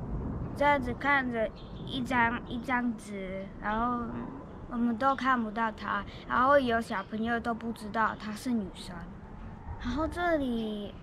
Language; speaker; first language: Chinese; early bilingual, other home language; Russian